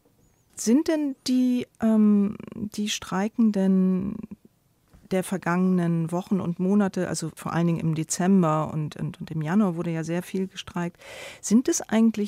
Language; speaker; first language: German; native; German